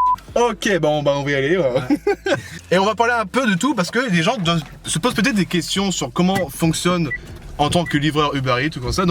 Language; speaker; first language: French; native; French